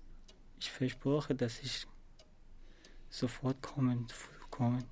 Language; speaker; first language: German; non-native, learner; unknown